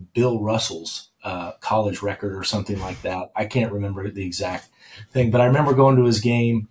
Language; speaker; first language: English; native; English